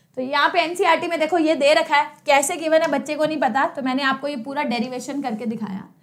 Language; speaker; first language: Hindi; native; Hindi